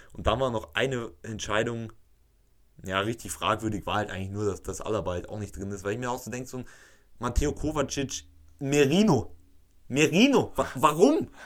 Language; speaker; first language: German; native; German